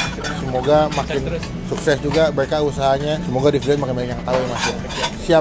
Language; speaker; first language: Indonesian; native; Indonesian